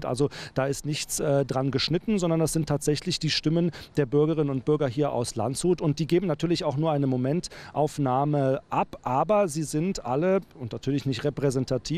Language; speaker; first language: German; native; German